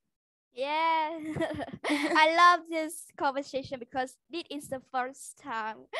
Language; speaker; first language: English; non-native, learner; Vietnamese